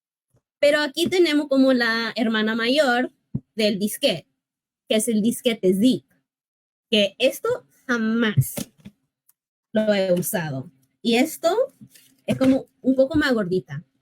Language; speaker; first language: Spanish; early bilingual, heritage; English